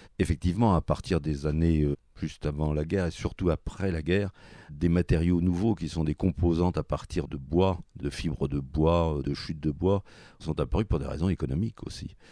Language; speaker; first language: French; native; French